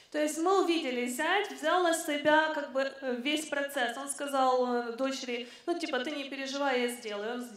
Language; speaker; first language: Russian; native; Russian